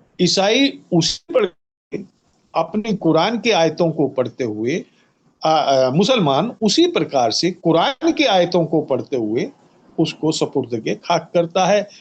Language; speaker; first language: Hindi; native; Hindi